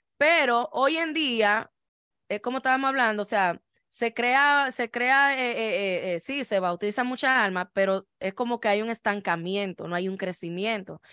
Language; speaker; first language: Spanish; native; Spanish